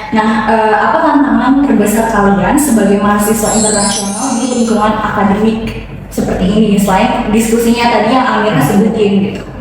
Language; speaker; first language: Indonesian; native; Indonesian